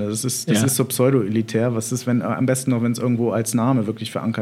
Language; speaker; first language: German; native; German